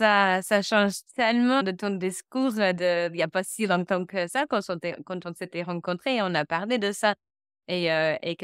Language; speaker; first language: French; non-native, fluent; English